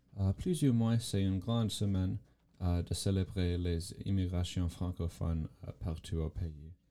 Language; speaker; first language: French; non-native, learner; English